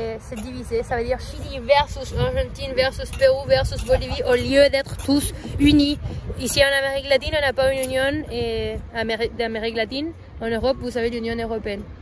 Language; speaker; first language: French; non-native, fluent; Spanish